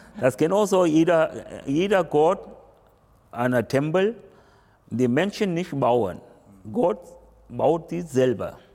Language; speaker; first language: German; non-native, learner; Tamil